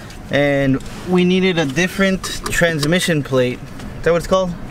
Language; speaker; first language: English; early bilingual, other home language; Spanish